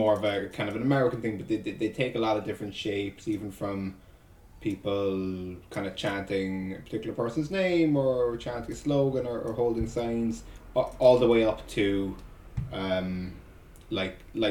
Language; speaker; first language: English; native; English